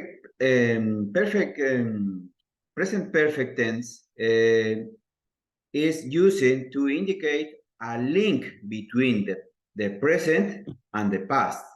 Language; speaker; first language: English; non-native, learner; Spanish